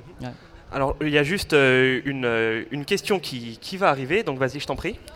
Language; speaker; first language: French; native; French